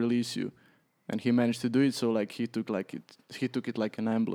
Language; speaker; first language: English; non-native, fluent; Croatian